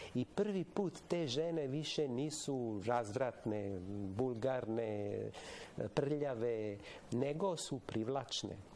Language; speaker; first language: Serbian; non-native, fluent; Italian